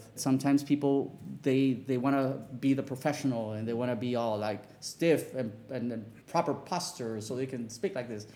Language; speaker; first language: English; early bilingual, other home language; Spanish